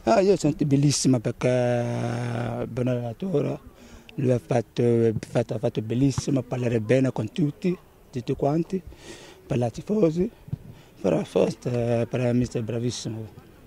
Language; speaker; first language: Italian; non-native, learner; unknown